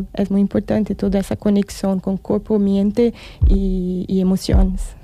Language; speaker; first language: Spanish; non-native, learner; Portuguese